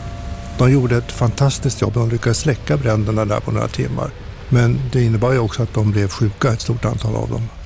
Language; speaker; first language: Swedish; native; Swedish